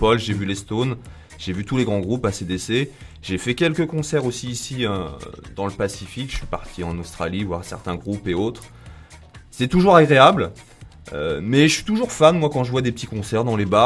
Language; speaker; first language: French; native; French